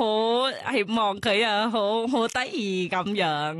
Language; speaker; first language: Cantonese; non-native, learner; Thai